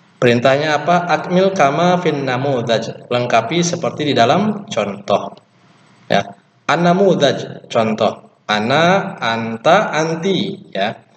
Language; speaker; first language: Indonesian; native; Indonesian